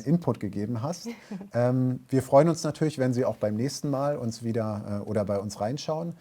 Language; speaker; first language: German; native; German